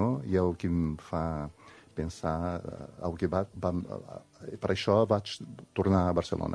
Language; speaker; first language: Catalan; non-native, fluent; Portuguese